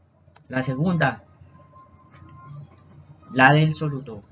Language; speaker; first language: Spanish; native; Spanish